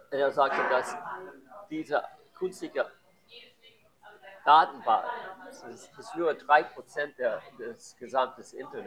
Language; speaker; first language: German; non-native, learner; English